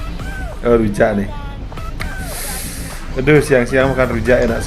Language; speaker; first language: Indonesian; native; Indonesian